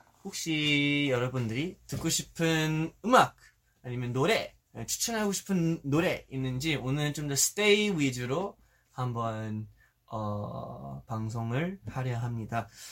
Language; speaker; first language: Korean; early bilingual, heritage; Korean